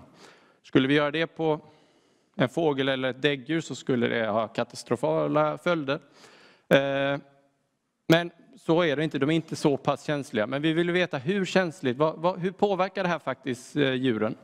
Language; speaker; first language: Swedish; native; Swedish